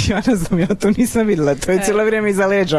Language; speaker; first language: Croatian; native; Croatian